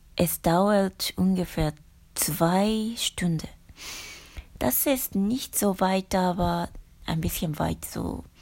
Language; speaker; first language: German; non-native, learner; Japanese